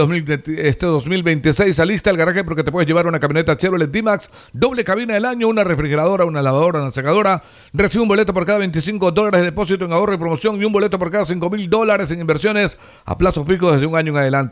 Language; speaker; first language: Spanish; native; Spanish